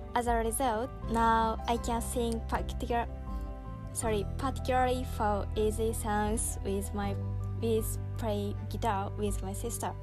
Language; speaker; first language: English; non-native, learner; Japanese